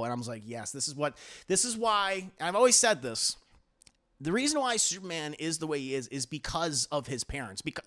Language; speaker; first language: English; native; English